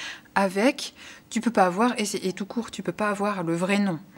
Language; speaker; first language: French; native; French